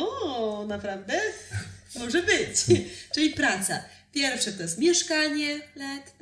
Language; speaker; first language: Polish; native; Polish